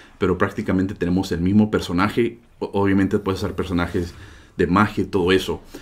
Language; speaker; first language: Spanish; native; Spanish